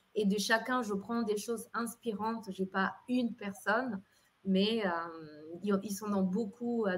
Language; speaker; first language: French; non-native, fluent; Spanish